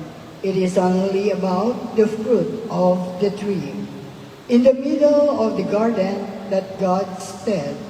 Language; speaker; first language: English; non-native, local second language; Filipino